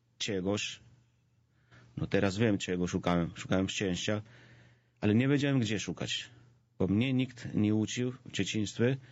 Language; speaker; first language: Polish; non-native, fluent; Georgian